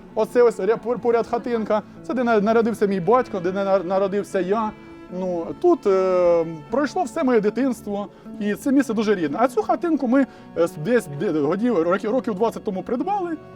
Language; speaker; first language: Ukrainian; native; Ukrainian